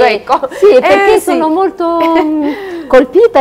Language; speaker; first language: Italian; non-native, learner; Arabic